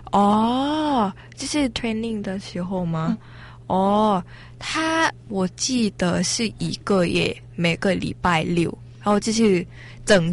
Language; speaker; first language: Chinese; non-native, learner; Thai